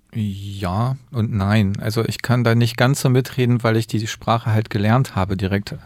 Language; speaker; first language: German; native; German